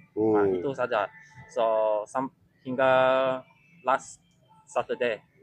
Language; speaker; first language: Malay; non-native, local second language; Chinese